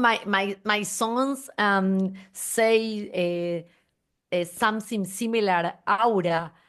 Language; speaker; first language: English; non-native, learner; Spanish